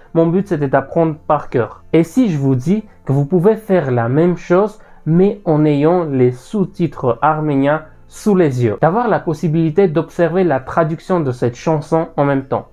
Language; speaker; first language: French; non-native, fluent; Armenian